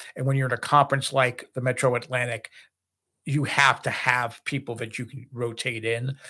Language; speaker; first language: English; native; English